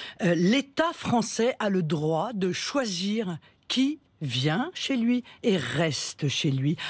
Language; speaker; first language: French; native; French